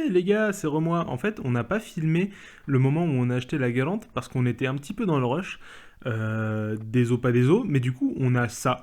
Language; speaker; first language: French; native; French